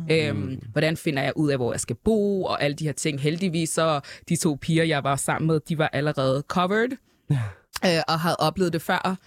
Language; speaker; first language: Danish; early bilingual, other home language; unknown